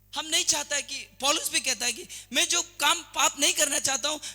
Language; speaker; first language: Hindi; non-native, local second language; Assamese